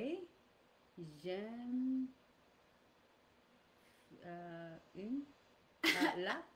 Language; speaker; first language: French; non-native, learner; English